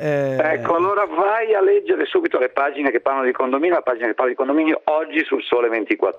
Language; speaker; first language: Italian; native; Italian